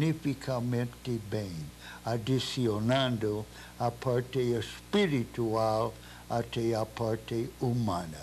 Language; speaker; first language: Portuguese; non-native, fluent; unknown